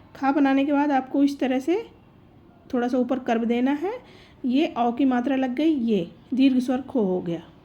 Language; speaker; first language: Hindi; native; Hindi